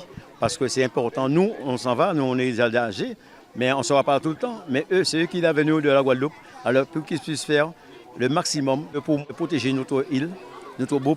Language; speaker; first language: French; native; French